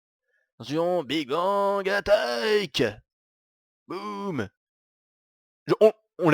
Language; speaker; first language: French; native; French